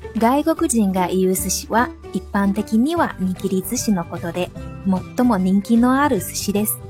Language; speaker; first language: Japanese; non-native, fluent; Chinese